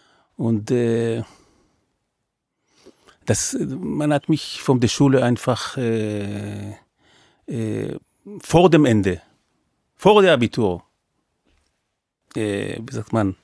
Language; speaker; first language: German; non-native, fluent; Hebrew